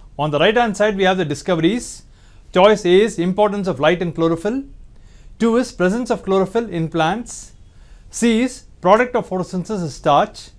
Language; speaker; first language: English; non-native, local second language; Tamil